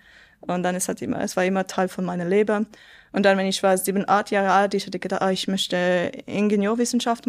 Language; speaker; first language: German; non-native, local second language; French